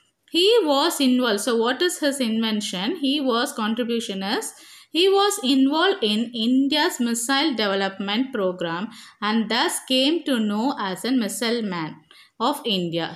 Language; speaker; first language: English; non-native, local second language; Tamil